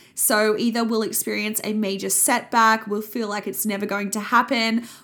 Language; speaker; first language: English; native; English